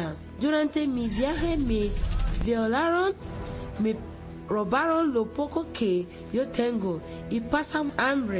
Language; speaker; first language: Spanish; non-native, learner; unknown